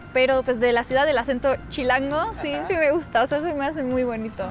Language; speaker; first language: Spanish; non-native, fluent; Polish